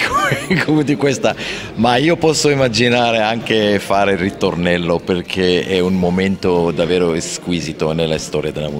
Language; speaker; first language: Italian; non-native, fluent; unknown